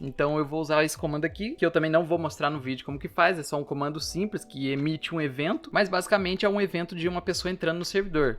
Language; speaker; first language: Portuguese; native; Portuguese